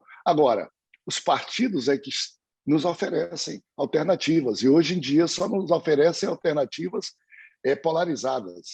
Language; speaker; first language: Portuguese; native; Portuguese